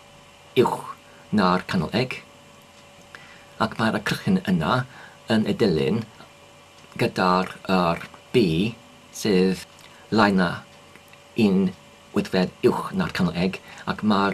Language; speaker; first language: Welsh; non-native, learner; English